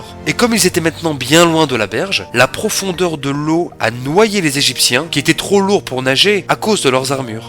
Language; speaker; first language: French; native; French